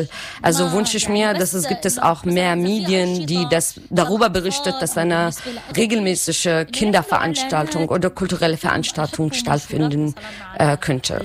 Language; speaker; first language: German; non-native, learner; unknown